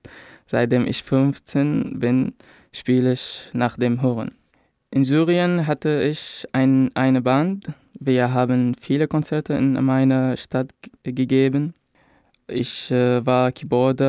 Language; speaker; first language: German; non-native, fluent; Arabic